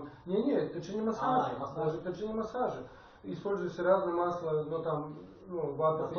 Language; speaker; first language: Russian; non-native, fluent; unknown